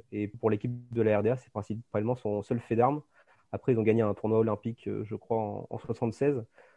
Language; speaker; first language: French; native; French